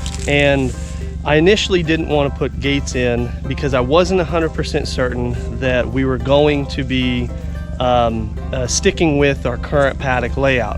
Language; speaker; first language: English; native; English